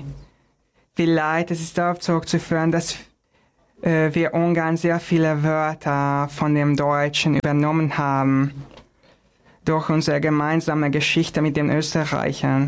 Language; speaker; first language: German; non-native, fluent; Hungarian